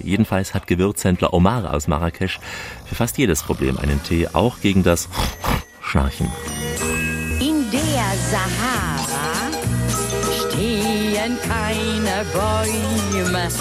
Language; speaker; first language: German; native; German